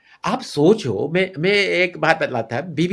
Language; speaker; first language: Hindi; non-native, fluent; English